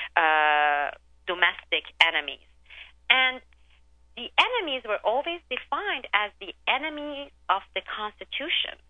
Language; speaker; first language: English; non-native, fluent; Turkish